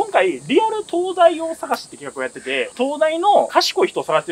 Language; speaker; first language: Japanese; native; Japanese